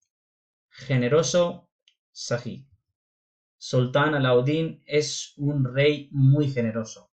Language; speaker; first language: Spanish; non-native, fluent; Urdu